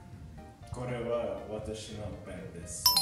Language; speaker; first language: Japanese; non-native, learner; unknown